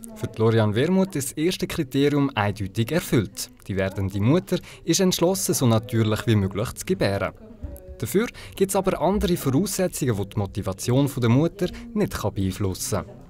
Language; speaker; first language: German; native; German